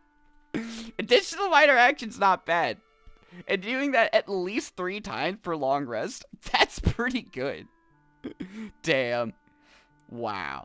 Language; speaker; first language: English; native; English